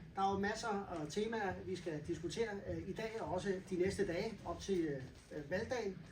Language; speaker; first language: Danish; native; Danish